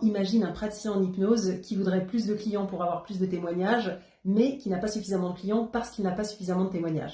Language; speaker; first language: French; native; French